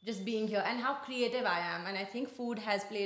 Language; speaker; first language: English; non-native, local second language; Hindi